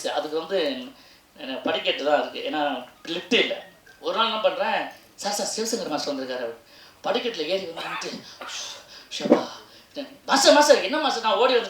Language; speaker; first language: Tamil; native; Tamil